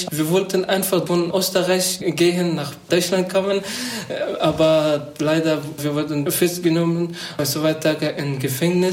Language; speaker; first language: German; non-native, learner; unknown